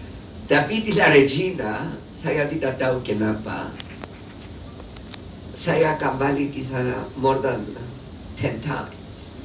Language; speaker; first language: Indonesian; non-native, learner; Greek